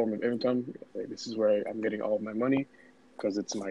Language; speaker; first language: English; early bilingual, other home language; Spanish